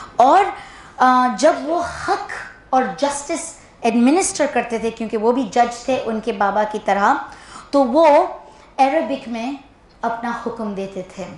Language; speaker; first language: Urdu; early bilingual, heritage; Urdu